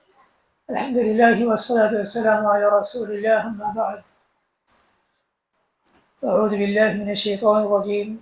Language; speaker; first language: Arabic; non-native, fluent; Bangla